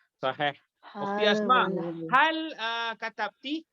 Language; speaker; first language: Arabic; non-native, fluent; Malay